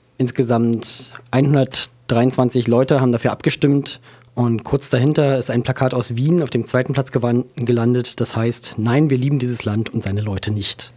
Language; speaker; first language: German; native; German